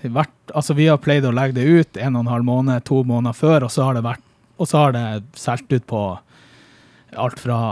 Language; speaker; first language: Norwegian; native; Norwegian